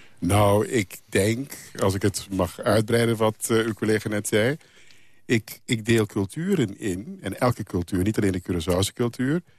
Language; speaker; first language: Dutch; non-native, local second language; Papiamento